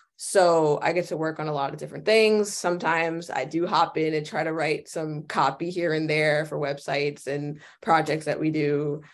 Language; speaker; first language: English; native; English